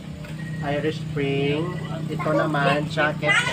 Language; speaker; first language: Filipino; non-native, local second language; Cebuano